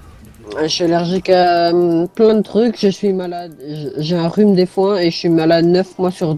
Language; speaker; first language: French; native; French